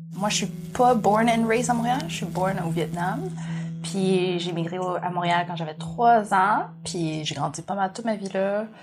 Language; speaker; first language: French; early bilingual, other home language; Vietnamese